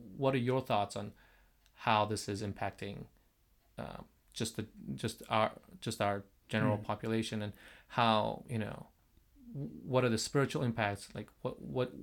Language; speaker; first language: English; non-native, fluent; Korean